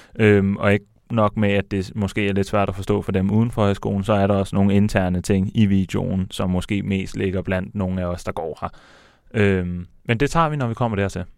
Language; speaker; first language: Danish; native; Danish